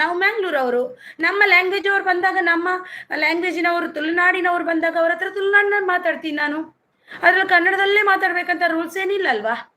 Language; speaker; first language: Kannada; non-native, local second language; Tulu